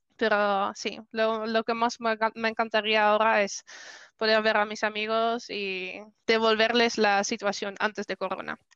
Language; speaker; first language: Spanish; non-native, fluent; Dutch